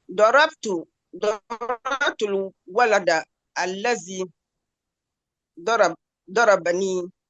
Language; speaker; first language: Arabic; non-native, learner; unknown